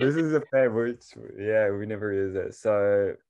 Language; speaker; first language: English; non-native, learner; Japanese